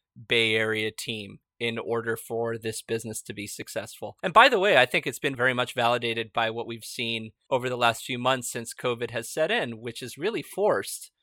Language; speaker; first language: English; early bilingual, other home language; Spanish